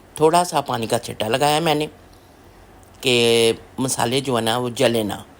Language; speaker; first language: Urdu; non-native, local second language; Punjabi